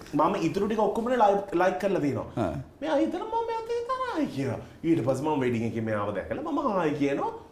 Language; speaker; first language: Sinhala; non-native, local second language; Tamil